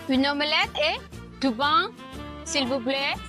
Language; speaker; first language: French; non-native, fluent; Indonesian